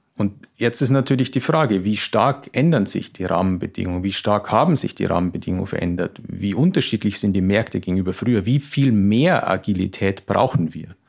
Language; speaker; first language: German; native; German